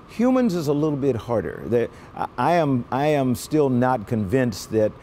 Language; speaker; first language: English; native; English